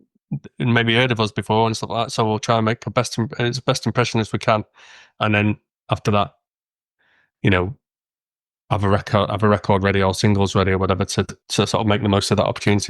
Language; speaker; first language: English; native; English